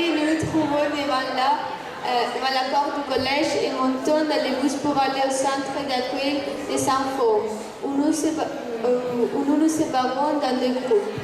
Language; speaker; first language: French; non-native, learner; Spanish